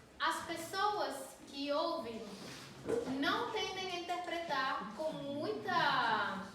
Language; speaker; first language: Portuguese; non-native, fluent; Spanish